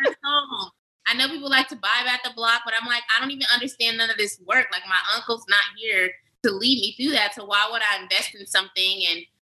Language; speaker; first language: English; native; English